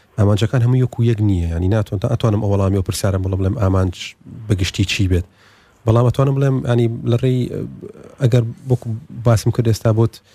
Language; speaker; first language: Central Kurdish; early bilingual, heritage; Central Kurdish